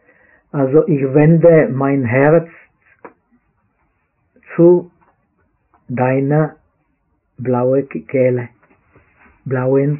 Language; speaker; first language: German; non-native, fluent; Czech